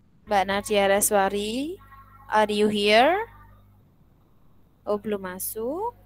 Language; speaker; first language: Indonesian; native; Indonesian